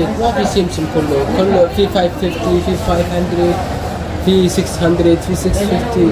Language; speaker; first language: English; non-native, learner; Arabic